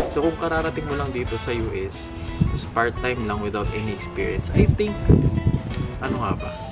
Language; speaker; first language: Filipino; native; Filipino